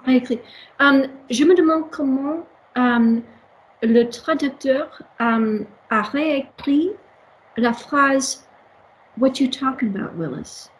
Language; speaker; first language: French; non-native, learner; English